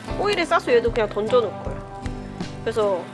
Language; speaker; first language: Korean; native; Korean